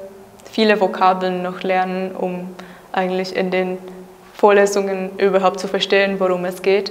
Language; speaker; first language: German; non-native, fluent; Czech